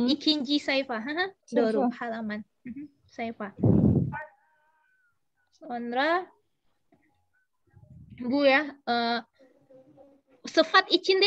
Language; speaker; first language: Turkish; non-native, learner; Indonesian